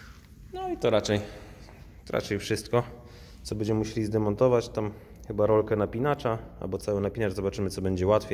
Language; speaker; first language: Polish; native; Polish